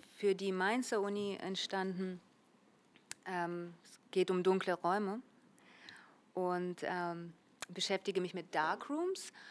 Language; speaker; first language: German; early bilingual, other home language; Russian